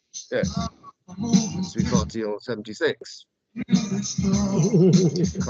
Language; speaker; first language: French; non-native, fluent; English